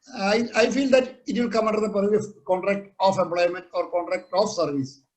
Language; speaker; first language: English; non-native, local second language; Malayalam